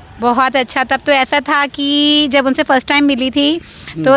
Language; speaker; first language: Hindi; non-native, local second language; Punjabi